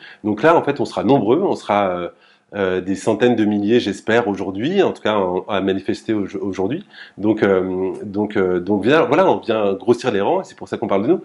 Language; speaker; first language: French; native; French